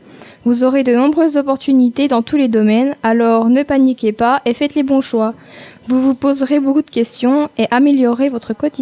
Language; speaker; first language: French; native; French